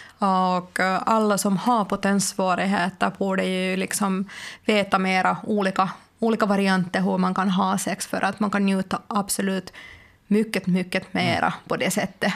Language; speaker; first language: Swedish; native; Swedish